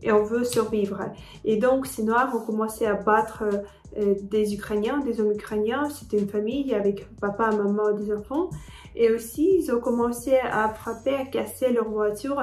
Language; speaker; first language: French; non-native, fluent; Ukrainian